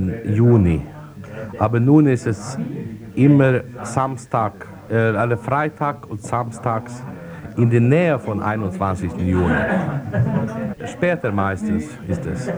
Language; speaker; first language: German; non-native, learner; Swedish